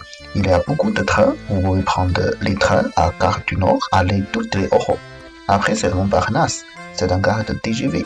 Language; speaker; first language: French; non-native, learner; Chinese